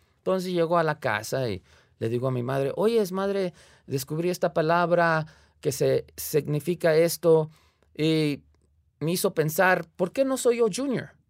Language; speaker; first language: Spanish; early bilingual, heritage; Spanish